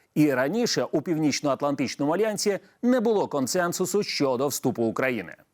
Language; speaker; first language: Ukrainian; native; Ukrainian